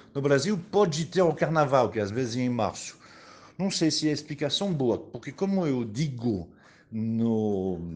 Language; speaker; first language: Portuguese; non-native, fluent; French